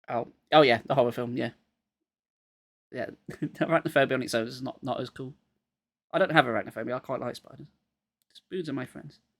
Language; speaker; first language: English; native; English